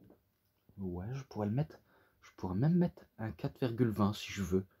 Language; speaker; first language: French; native; French